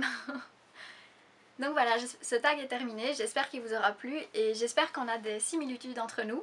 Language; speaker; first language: French; native; French